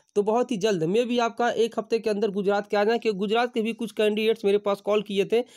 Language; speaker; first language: Hindi; native; Hindi